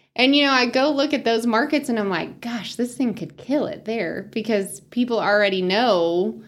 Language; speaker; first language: English; native; English